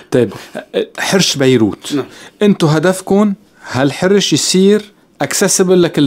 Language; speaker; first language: Arabic; native; Arabic